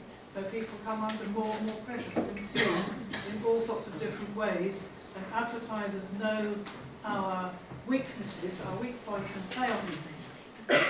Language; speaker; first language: English; native; English